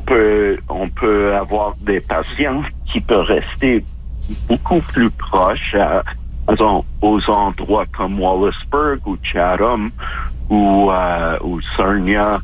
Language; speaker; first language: French; non-native, fluent; English